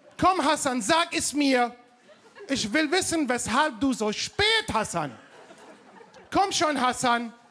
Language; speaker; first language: German; non-native, fluent; Arabic